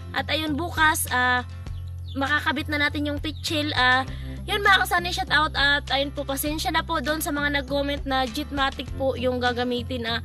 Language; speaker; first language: Filipino; non-native, local second language; Cebuano